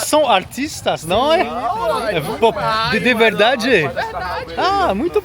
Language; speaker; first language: Portuguese; non-native, learner; French